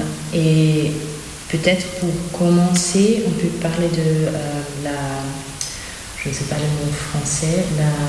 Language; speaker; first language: French; non-native, learner; German